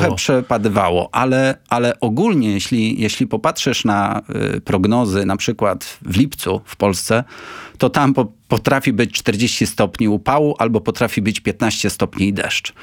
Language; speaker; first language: Polish; native; Polish